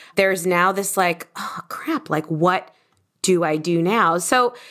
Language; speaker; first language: English; native; English